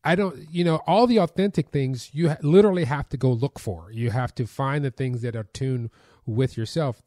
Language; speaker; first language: English; native; English